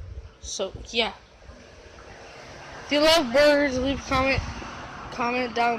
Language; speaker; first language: English; native; English